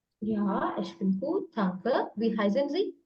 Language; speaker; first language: German; non-native, fluent; Malayalam